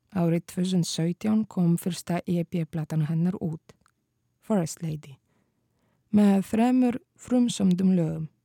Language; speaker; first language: Icelandic; non-native, fluent; Polish